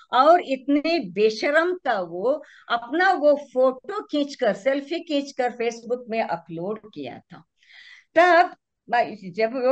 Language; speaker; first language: Hindi; non-native, local second language; Kannada